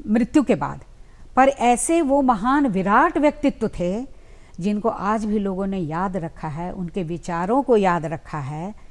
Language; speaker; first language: Hindi; native; Hindi